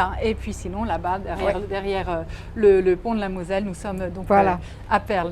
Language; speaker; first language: French; native; French